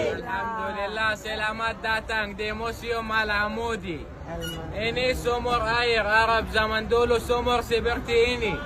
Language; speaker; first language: Indonesian; non-native, learner; Arabic